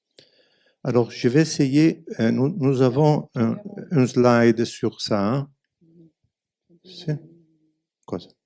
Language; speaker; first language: French; non-native, fluent; Italian